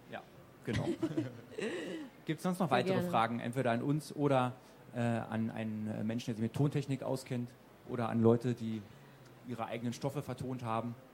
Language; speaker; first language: German; native; German